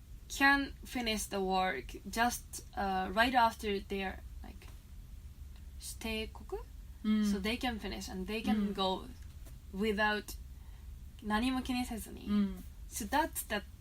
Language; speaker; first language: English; non-native, fluent; Japanese